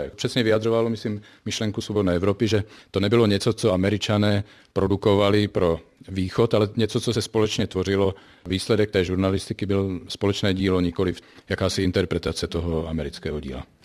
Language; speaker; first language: Czech; native; Czech